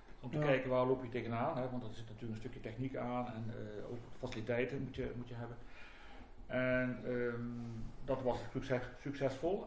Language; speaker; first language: Dutch; native; Dutch